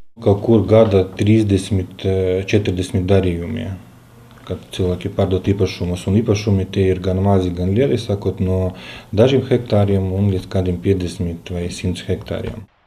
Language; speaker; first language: Latvian; non-native, local second language; Russian